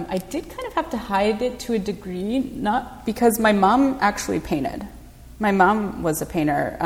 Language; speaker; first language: English; native; English